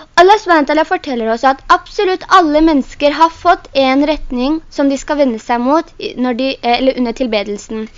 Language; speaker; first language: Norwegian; early bilingual, other home language; Urdu